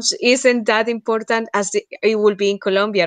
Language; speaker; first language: English; non-native, fluent; Spanish